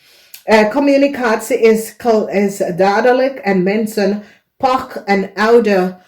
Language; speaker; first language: Dutch; non-native, learner; English